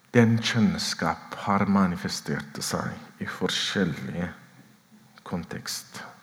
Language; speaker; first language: Norwegian; non-native, fluent; Oromo